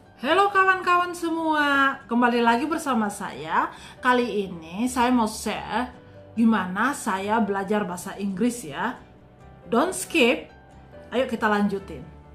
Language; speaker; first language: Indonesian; non-native, local second language; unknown